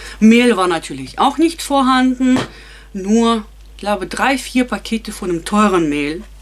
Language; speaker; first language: German; non-native, fluent; Russian